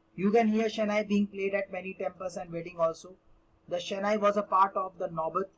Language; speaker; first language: English; non-native, local second language; Hindi